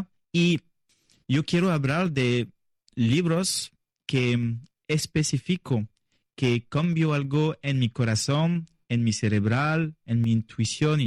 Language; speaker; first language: Spanish; non-native, learner; French